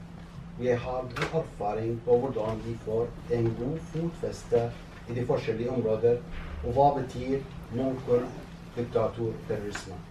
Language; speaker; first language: Norwegian; non-native, fluent; Arabic